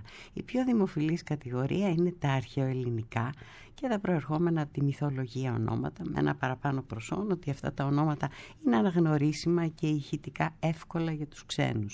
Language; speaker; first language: Greek; native; Greek